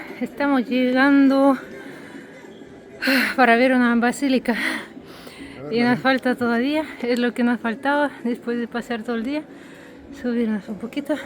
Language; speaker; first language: Spanish; non-native, fluent; Russian